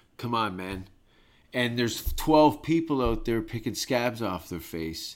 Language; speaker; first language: English; native; English